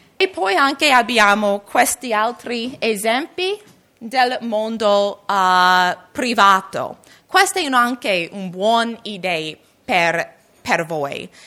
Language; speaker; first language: Italian; non-native, learner; English